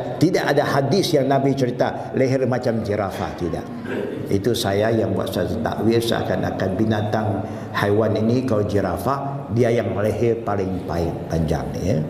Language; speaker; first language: Malay; non-native, local second language; Chinese